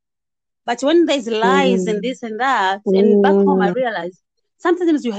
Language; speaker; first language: English; native; English